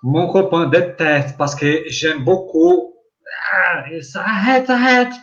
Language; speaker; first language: French; non-native, learner; Portuguese